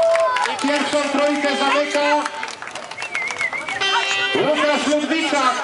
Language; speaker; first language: Polish; native; Polish